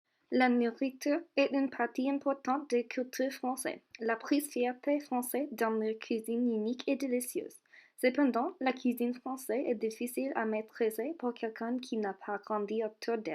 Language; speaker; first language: French; non-native, learner; English